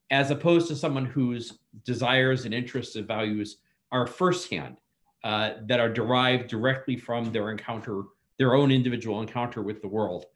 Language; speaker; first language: English; native; English